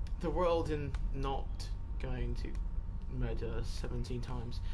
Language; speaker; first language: English; native; English